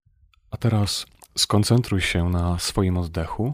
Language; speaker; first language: Polish; native; Polish